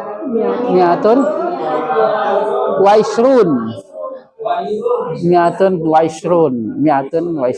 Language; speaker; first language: Arabic; non-native, fluent; Indonesian